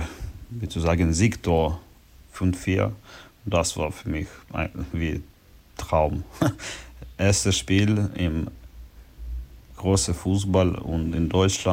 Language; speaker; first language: German; non-native, learner; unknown